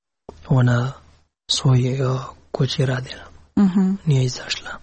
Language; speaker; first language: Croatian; non-native, learner; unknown